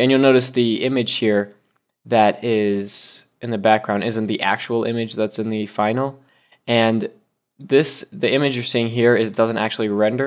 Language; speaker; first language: English; native; English